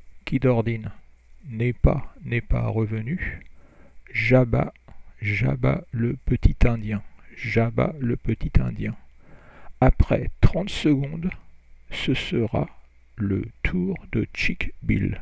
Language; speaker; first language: French; native; French